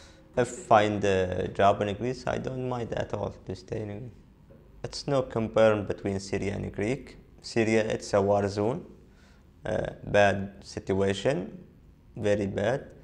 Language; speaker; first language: English; non-native, learner; Arabic